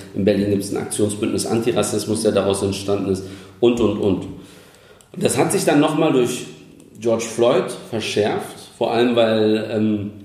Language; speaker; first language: German; early bilingual, other home language; Turkish